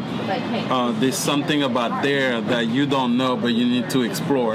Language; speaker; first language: English; non-native, fluent; French